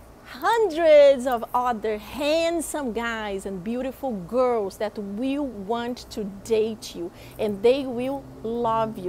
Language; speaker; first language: English; non-native, fluent; Portuguese